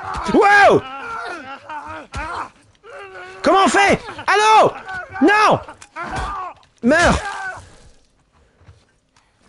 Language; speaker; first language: French; native; French